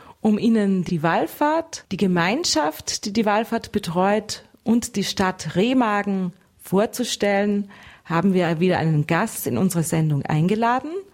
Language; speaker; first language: German; native; German